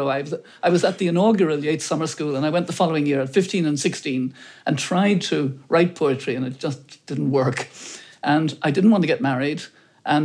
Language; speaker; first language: English; native; English